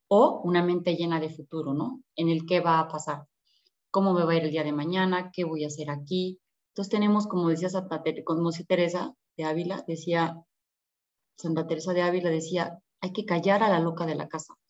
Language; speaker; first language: Spanish; native; Spanish